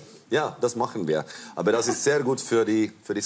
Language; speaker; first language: German; non-native, learner; Finnish